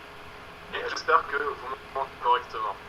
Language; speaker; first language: French; native; French